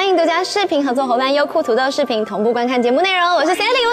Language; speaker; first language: Chinese; native; Chinese